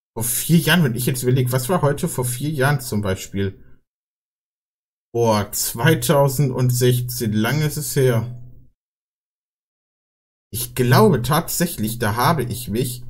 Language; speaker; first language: German; native; German